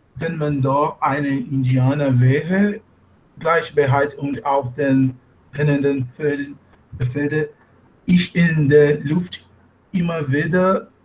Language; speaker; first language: German; non-native, learner; Portuguese